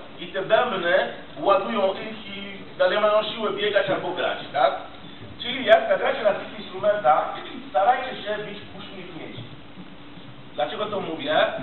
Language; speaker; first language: Polish; non-native, fluent; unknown